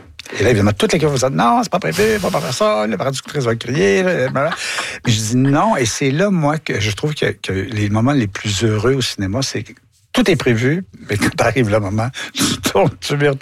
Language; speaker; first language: French; native; French